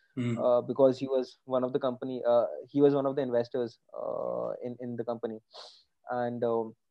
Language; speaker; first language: English; non-native, local second language; Bangla